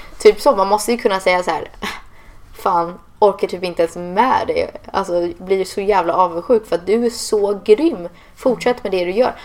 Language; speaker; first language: Swedish; native; Swedish